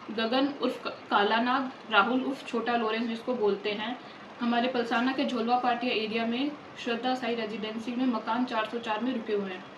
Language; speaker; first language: Hindi; non-native, local second language; Gujarati